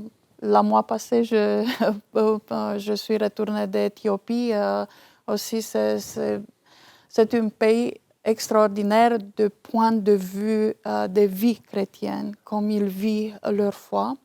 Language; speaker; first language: French; non-native, fluent; Romanian